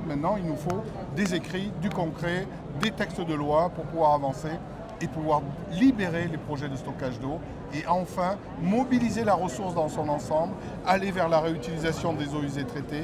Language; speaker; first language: French; native; French